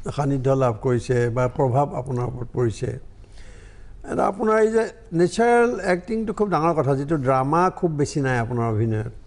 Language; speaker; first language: Assamese; native; Assamese